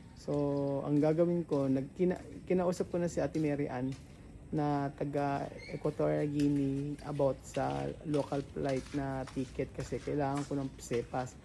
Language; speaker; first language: Filipino; native; Filipino